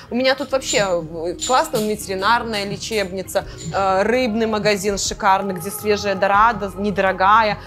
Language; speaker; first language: Russian; native; Russian